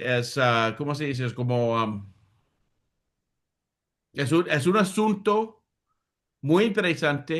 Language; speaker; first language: Spanish; non-native, fluent; English